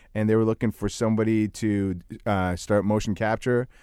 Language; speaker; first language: English; early bilingual, other home language; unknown